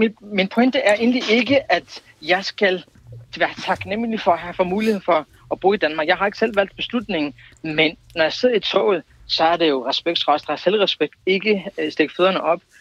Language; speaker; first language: Danish; early bilingual, other home language; Kurdish